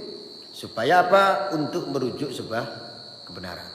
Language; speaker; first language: Indonesian; non-native, local second language; Javanese